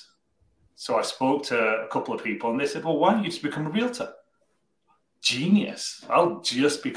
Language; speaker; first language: English; native; English